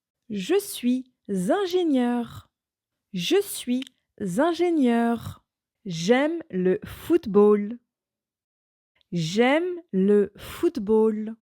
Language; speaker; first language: French; non-native, fluent; English